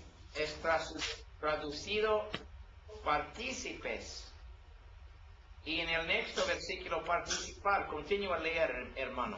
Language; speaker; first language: Spanish; non-native, learner; English